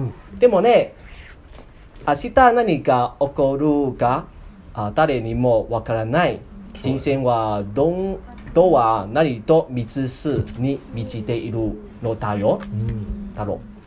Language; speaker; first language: Japanese; non-native, learner; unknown